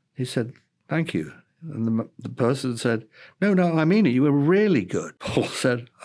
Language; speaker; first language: English; native; English